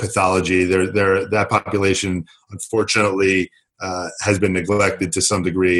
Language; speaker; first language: English; native; English